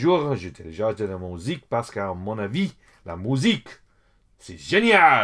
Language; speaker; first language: French; non-native, fluent; English